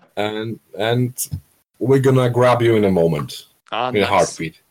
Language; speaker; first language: English; non-native, fluent; Polish